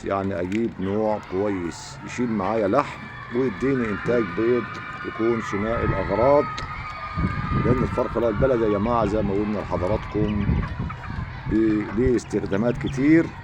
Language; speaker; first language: Arabic; native; Arabic